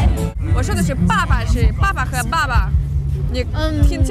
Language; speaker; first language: Chinese; non-native, learner; Russian